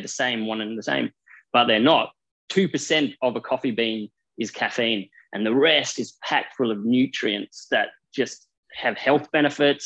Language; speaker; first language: English; native; English